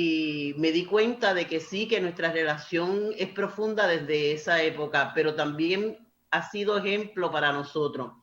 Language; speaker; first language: Spanish; native; Spanish